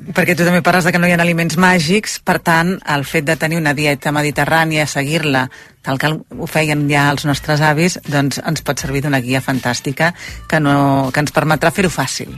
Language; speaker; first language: Catalan; native; Catalan